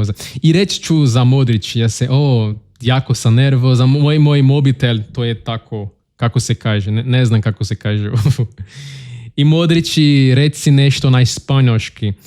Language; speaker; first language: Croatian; non-native, learner; Portuguese